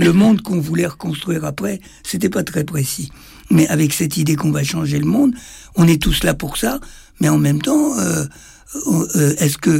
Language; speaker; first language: French; native; French